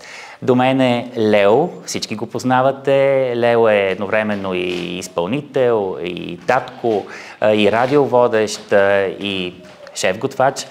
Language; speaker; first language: Bulgarian; native; Bulgarian